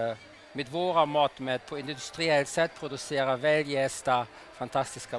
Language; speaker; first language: Swedish; non-native, fluent; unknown